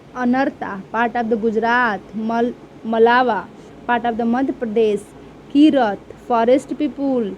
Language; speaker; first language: English; non-native, local second language; Hindi